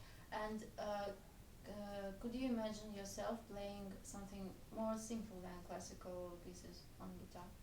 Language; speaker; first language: English; non-native, fluent; Russian